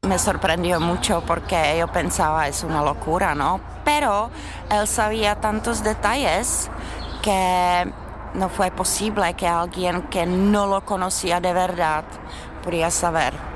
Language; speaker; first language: Spanish; non-native, learner; Czech